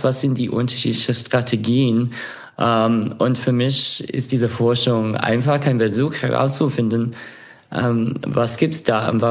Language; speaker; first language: German; non-native, fluent; English